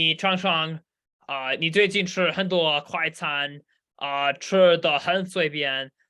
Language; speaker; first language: Chinese; non-native, learner; English